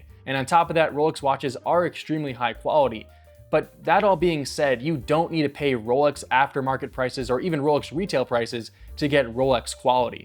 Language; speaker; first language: English; native; English